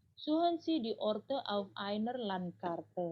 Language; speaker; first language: German; non-native, learner; Indonesian